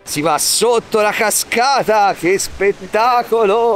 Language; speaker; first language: Italian; native; Italian